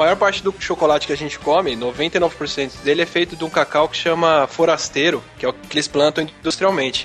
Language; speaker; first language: Portuguese; native; Portuguese